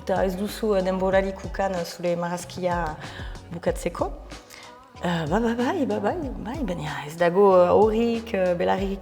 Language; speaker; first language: Basque; non-native, fluent; French